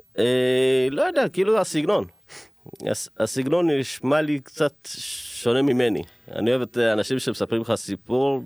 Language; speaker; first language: Hebrew; early bilingual, other home language; Amharic